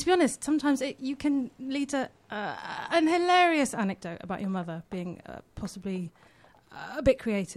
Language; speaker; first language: English; native; English